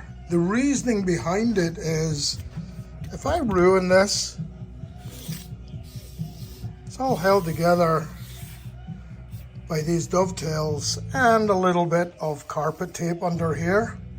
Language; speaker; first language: English; native; English